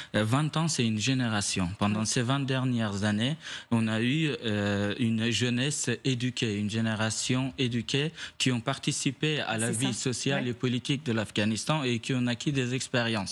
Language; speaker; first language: French; non-native, fluent; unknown